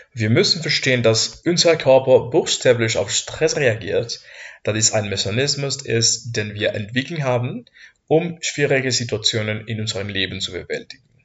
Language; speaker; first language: German; non-native, fluent; Spanish